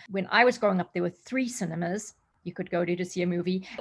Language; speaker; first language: English; native; English